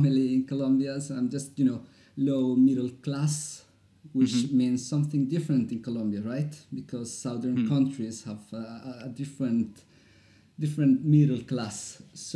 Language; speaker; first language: English; non-native, fluent; Spanish